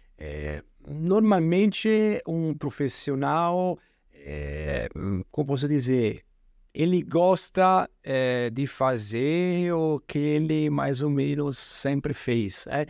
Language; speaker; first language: Portuguese; non-native, fluent; Italian